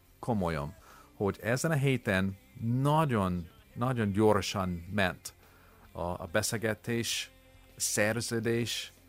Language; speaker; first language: Hungarian; non-native, learner; English